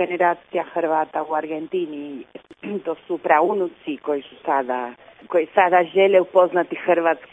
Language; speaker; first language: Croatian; early bilingual, heritage; Croatian